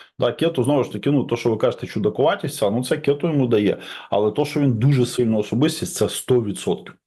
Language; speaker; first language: Ukrainian; non-native, local second language; Russian